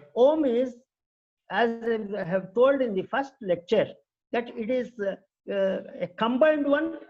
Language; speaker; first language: English; non-native, local second language; Telugu